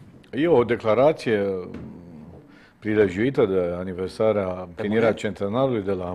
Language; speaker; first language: Romanian; native; Romanian